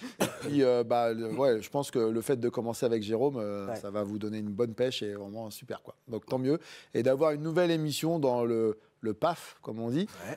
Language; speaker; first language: French; native; French